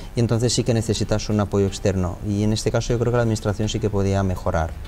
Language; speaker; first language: Spanish; non-native, fluent; Romanian